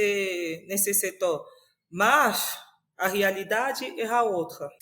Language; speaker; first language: Portuguese; non-native, fluent; French